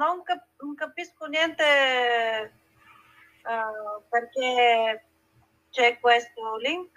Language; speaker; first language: Italian; non-native, learner; Bulgarian